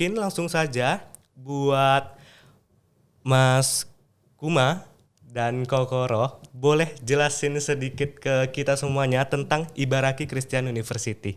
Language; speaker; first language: Indonesian; native; Indonesian